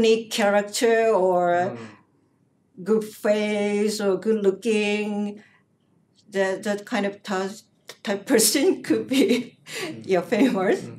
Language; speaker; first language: English; non-native, learner; Japanese